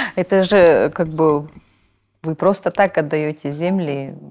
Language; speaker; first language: Russian; non-native, local second language; Kazakh